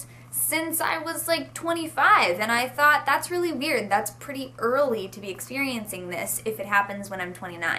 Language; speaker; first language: English; native; English